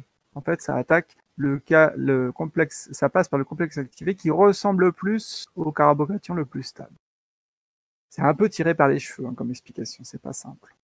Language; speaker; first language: French; native; French